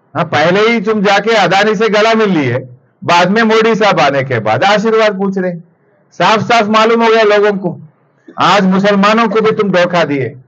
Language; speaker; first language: Hindi; non-native, local second language; Telugu